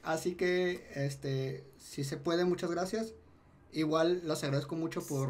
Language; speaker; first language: Spanish; native; Spanish